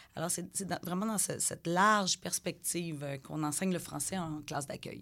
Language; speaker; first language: French; native; French